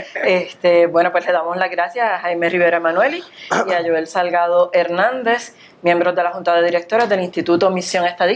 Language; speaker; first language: Spanish; native; Spanish